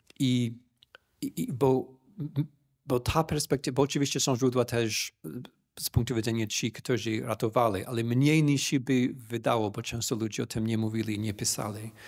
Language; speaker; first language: Polish; non-native, fluent; English